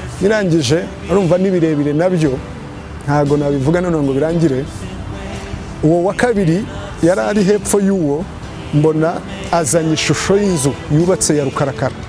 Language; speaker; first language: Kinyarwanda; early bilingual, heritage; Kinyarwanda